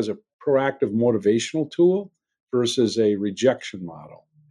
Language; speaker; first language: English; native; English